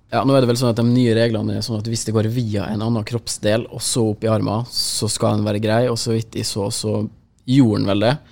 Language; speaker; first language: Norwegian; native; Norwegian